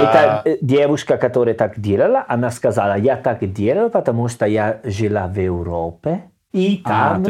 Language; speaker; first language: Russian; non-native, learner; Italian